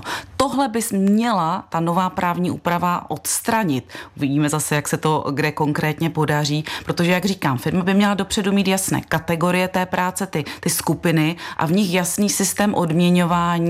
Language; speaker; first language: Czech; native; Czech